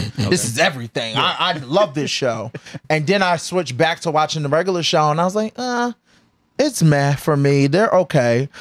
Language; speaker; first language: English; native; English